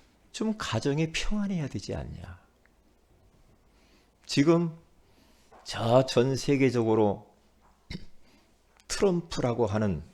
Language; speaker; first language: Korean; native; Korean